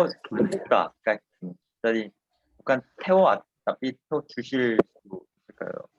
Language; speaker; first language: Indonesian; non-native, fluent; Korean